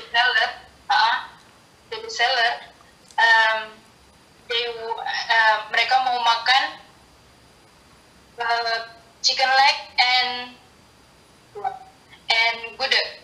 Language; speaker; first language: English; non-native, learner; Indonesian